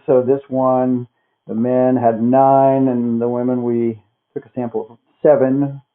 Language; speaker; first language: English; native; English